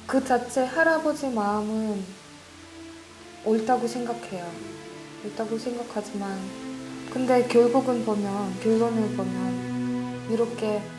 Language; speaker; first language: Korean; non-native, fluent; Russian